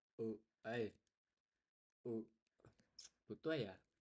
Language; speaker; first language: Chinese; non-native, learner; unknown